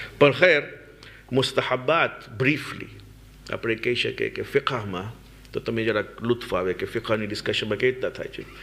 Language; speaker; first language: Gujarati; early bilingual, heritage; Gujarati